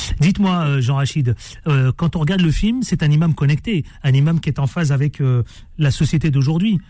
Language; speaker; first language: French; native; French